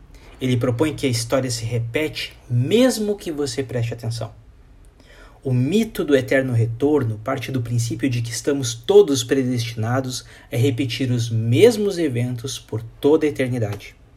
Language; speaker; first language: Portuguese; native; Portuguese